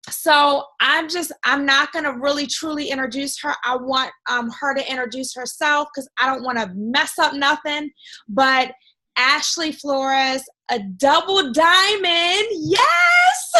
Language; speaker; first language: English; native; English